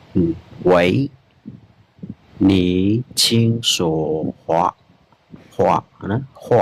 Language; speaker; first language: Chinese; non-native, fluent; Khmer